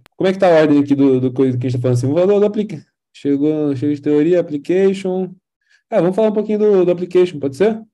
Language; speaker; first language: Portuguese; native; Portuguese